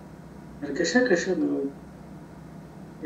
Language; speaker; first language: Hebrew; non-native, local second language; Arabic